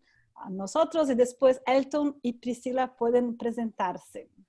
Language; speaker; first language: Spanish; non-native, fluent; Portuguese